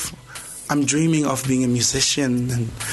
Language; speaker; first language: English; non-native, local second language; Zulu